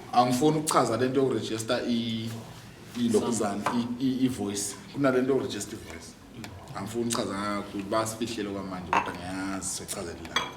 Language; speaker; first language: Zulu; native; Zulu